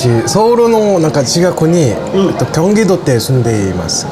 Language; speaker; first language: Japanese; non-native, learner; Korean